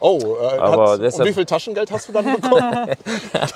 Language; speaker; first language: German; native; German